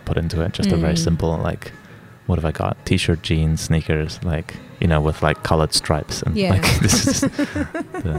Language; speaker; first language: English; native; English